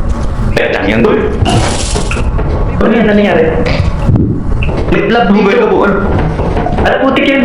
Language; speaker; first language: Filipino; native; Filipino